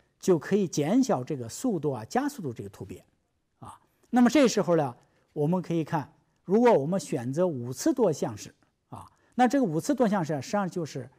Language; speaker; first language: Chinese; native; Chinese